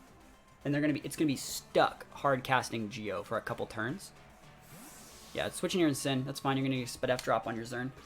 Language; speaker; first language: English; native; English